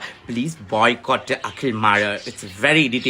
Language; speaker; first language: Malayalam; non-native, learner; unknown